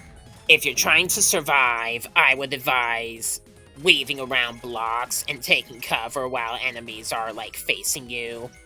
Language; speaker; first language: English; native; English